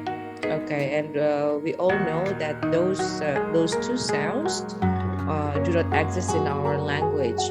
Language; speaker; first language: English; non-native, fluent; Indonesian